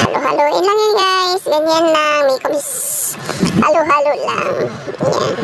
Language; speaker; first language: Filipino; native; Filipino